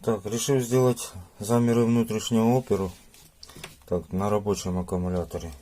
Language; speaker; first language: Russian; non-native, local second language; Ukrainian